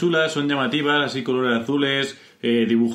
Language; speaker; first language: Spanish; native; Spanish